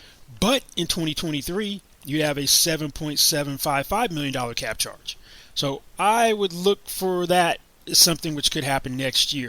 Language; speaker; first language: English; native; English